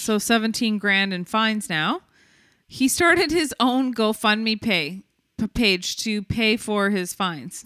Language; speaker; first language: English; native; English